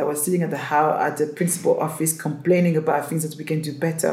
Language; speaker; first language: English; non-native, fluent; French